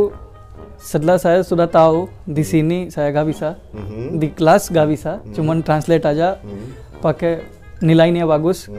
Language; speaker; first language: Indonesian; non-native, learner; Hindi